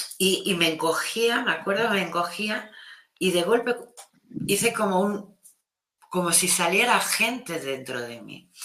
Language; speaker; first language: Spanish; non-native, local second language; Catalan